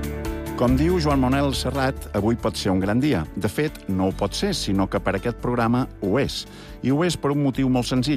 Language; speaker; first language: Catalan; native; Catalan